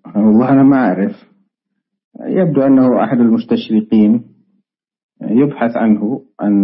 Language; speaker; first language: Arabic; non-native, fluent; Indonesian